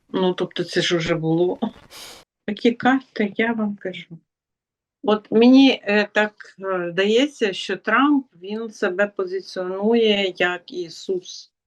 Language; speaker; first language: Ukrainian; non-native, local second language; Russian